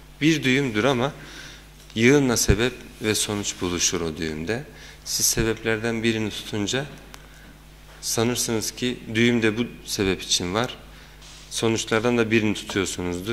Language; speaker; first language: Turkish; native; Turkish